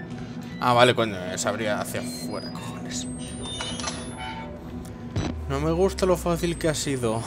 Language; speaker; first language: Spanish; native; Spanish